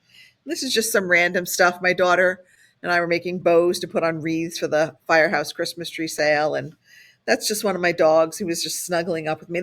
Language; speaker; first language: English; native; English